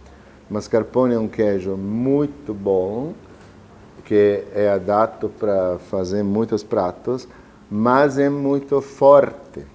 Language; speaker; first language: Portuguese; non-native, fluent; Italian